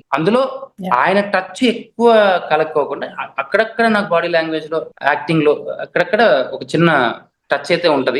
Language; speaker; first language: Telugu; native; Telugu